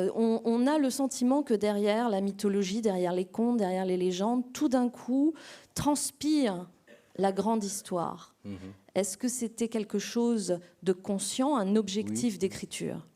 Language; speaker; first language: French; native; French